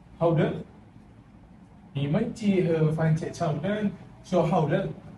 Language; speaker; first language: Chinese; non-native, learner; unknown